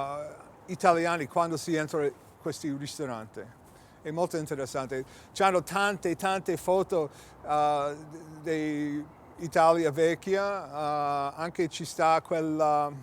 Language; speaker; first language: Italian; early bilingual, heritage; English